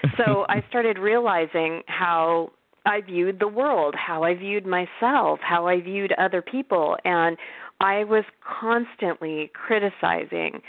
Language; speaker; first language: English; native; English